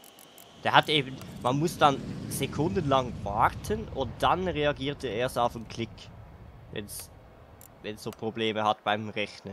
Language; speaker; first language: German; native; German